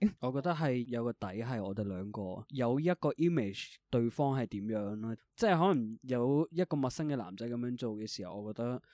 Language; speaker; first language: Cantonese; early bilingual, other home language; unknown